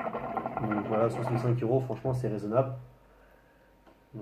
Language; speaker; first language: French; native; French